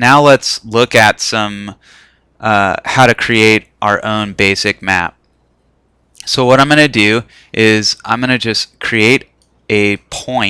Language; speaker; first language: English; native; English